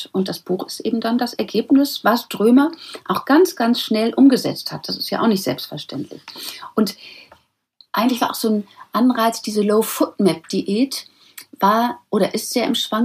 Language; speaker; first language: German; native; German